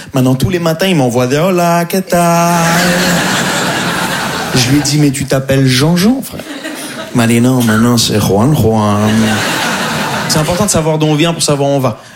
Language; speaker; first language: French; native; French